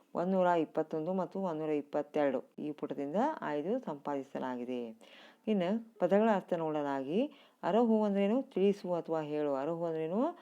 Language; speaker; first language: Kannada; native; Kannada